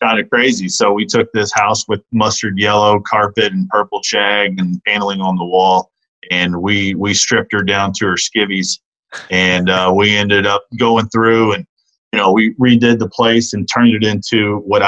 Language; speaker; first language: English; native; English